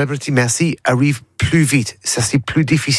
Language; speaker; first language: French; non-native, learner; English